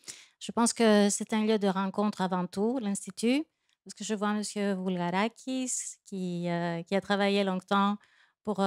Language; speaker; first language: French; non-native, fluent; Greek